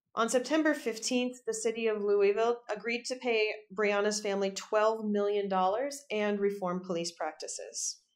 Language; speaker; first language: English; native; English